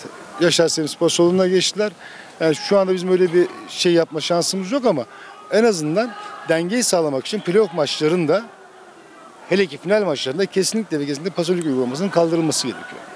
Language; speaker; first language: Turkish; native; Turkish